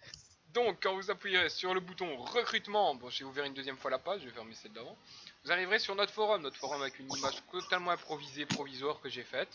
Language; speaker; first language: French; native; French